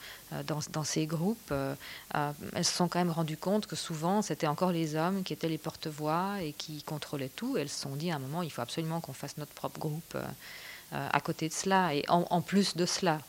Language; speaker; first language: French; native; French